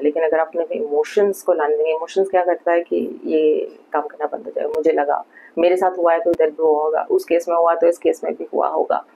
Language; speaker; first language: Hindi; native; Hindi